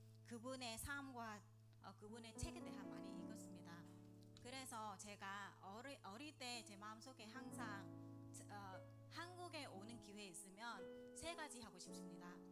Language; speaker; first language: Korean; non-native, learner; Vietnamese